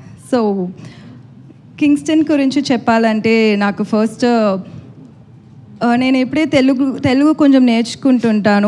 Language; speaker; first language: Telugu; non-native, learner; Tamil